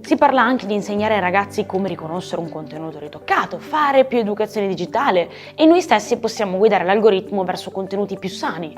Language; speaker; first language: Italian; native; Italian